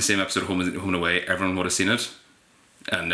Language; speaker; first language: English; native; English